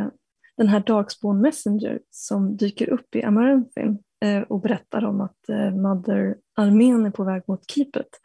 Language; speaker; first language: Swedish; native; Swedish